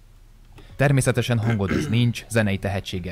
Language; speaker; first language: Hungarian; native; Hungarian